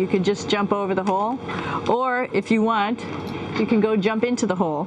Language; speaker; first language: English; native; English